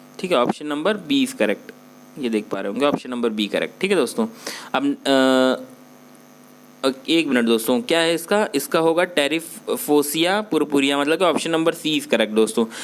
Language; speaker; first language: Hindi; non-native, local second language; Chhattisgarhi